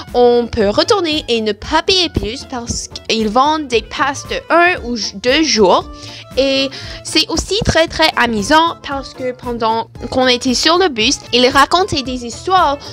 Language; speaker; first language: French; non-native, learner; English